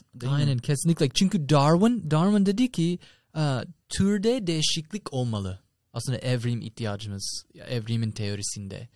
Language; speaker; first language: Turkish; non-native, fluent; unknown